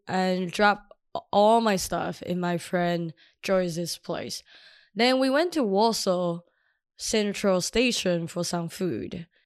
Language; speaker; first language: English; non-native, fluent; Chinese